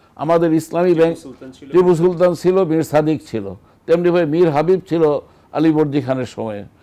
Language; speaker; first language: Bangla; native; Bangla